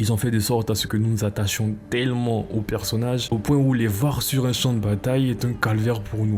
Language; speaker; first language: French; native; French